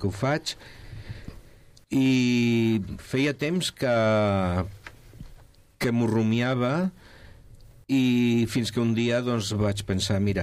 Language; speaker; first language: Catalan; non-native, local second language; Spanish